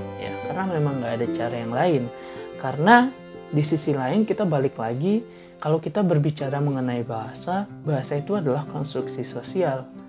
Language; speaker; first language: Indonesian; non-native, local second language; Balinese